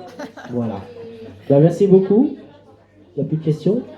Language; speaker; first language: French; native; French